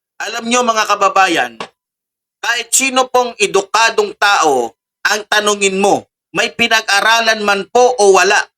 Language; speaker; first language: Filipino; native; Filipino